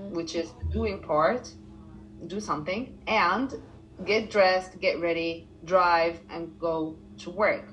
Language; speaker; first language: English; non-native, fluent; Arabic